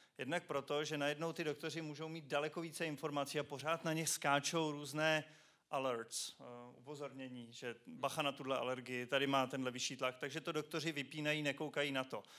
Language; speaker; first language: Czech; native; Czech